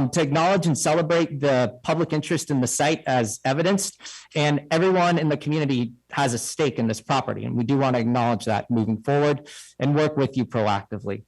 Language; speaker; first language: English; native; English